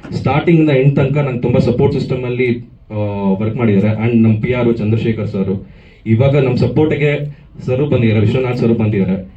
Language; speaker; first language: Kannada; native; Kannada